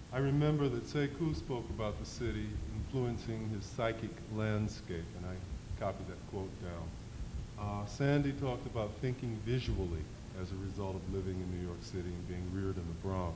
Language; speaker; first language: English; native; English